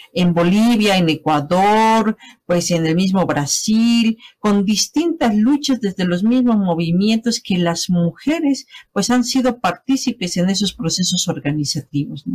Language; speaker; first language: Spanish; native; Spanish